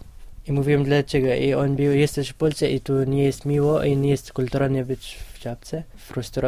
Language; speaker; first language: Polish; non-native, learner; Hebrew